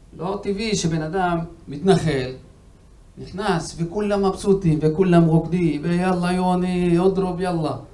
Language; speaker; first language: Hebrew; native; Hebrew